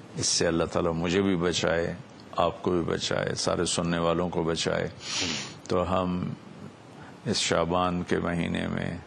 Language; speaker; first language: Urdu; non-native, local second language; Punjabi